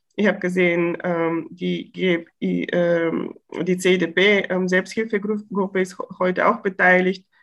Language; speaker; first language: German; non-native, fluent; Bulgarian